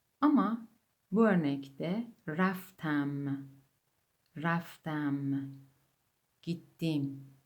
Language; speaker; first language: Turkish; non-native, fluent; Persian